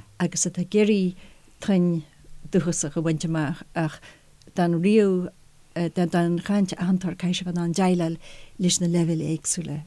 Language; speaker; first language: Irish; native; Irish